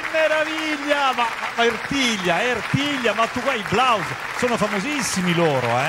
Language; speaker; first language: Italian; native; Italian